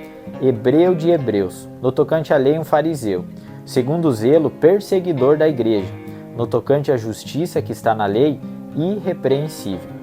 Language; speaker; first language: Portuguese; native; Portuguese